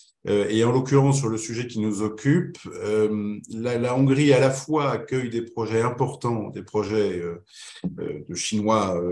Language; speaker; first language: French; native; French